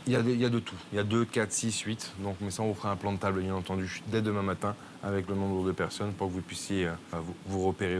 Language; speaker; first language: French; native; French